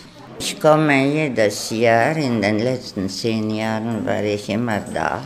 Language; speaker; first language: German; non-native, fluent; Romanian